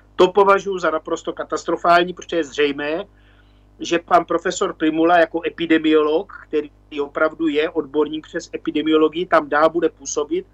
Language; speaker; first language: Czech; native; Czech